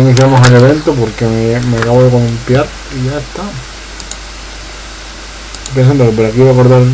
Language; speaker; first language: Spanish; native; Spanish